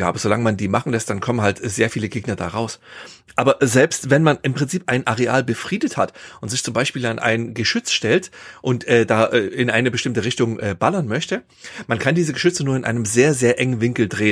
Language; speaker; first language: German; native; German